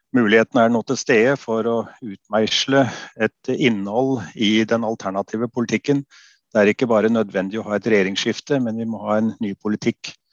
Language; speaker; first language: Norwegian; native; Norwegian